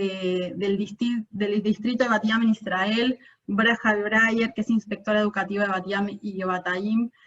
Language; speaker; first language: Spanish; native; Spanish